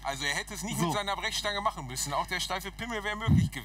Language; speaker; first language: German; native; German